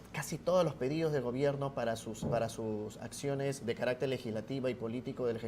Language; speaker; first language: Spanish; native; Spanish